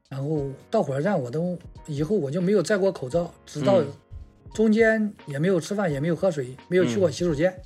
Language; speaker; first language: Chinese; native; Chinese